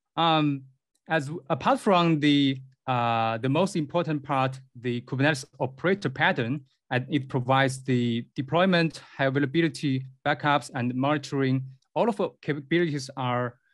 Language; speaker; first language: English; non-native, fluent; Chinese